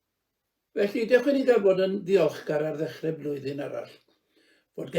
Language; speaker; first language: Welsh; native; Welsh